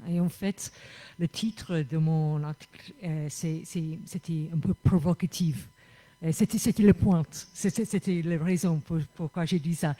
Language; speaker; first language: French; non-native, fluent; English